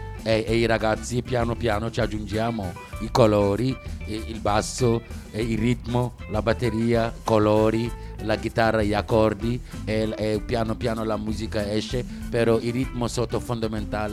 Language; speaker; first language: Italian; non-native, local second language; Wolof